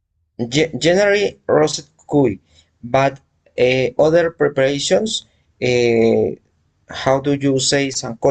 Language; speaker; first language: English; non-native, learner; Spanish